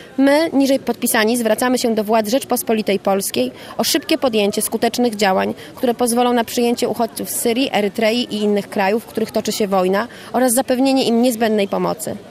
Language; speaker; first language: Polish; native; Polish